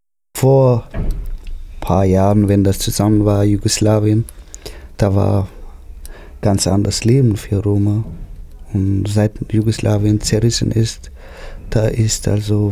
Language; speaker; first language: German; non-native, fluent; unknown